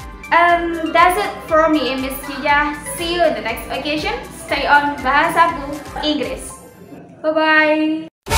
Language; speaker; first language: English; non-native, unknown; Indonesian